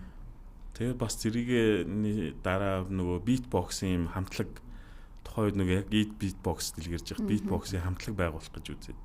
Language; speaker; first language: Mongolian; native; Mongolian